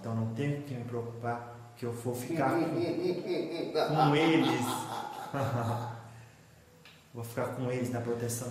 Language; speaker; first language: Portuguese; native; Portuguese